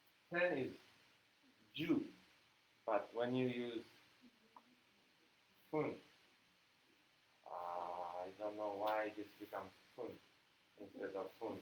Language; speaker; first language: English; non-native, fluent; Japanese